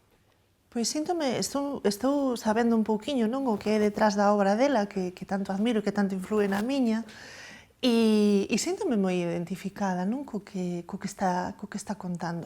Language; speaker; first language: Galician; native; Galician